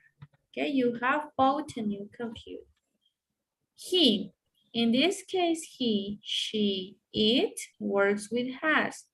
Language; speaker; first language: English; non-native, fluent; Spanish